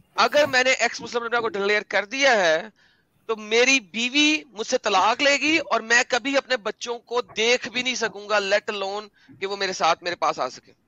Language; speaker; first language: Urdu; native; Urdu